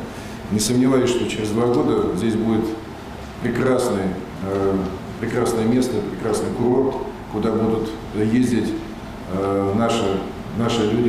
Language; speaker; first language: Russian; native; Russian